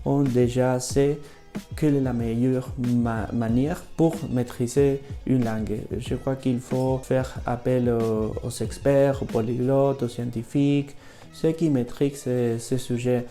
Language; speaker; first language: French; non-native, fluent; Spanish